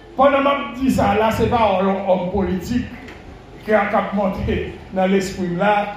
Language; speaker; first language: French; non-native, local second language; Haitian Creole